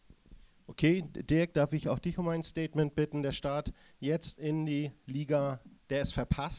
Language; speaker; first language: German; native; German